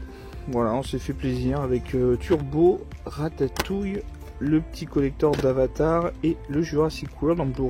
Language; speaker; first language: French; native; French